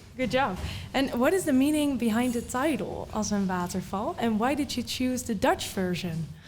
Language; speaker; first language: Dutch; native; Dutch